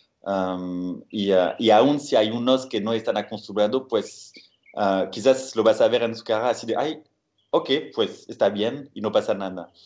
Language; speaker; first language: Spanish; non-native, fluent; French